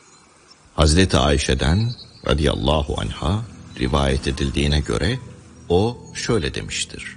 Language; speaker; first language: Turkish; native; Turkish